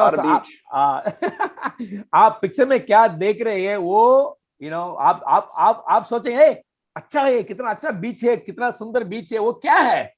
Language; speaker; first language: Hindi; non-native, fluent; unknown